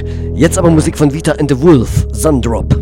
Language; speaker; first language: German; native; German